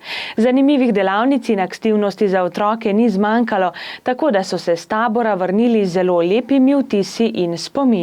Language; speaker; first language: Slovenian; native; Slovenian